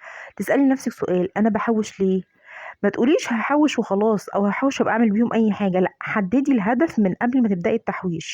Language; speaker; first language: Arabic; native; Arabic